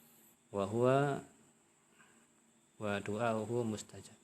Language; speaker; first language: Arabic; non-native, fluent; Indonesian